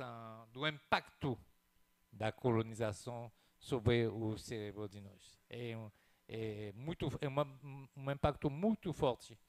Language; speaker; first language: Portuguese; non-native, fluent; French